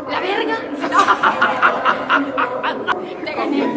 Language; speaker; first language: Spanish; native; Spanish